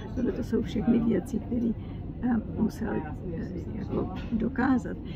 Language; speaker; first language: Czech; early bilingual, heritage; Czech